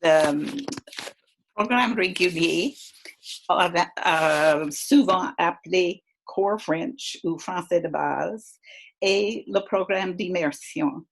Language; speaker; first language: French; non-native, fluent; English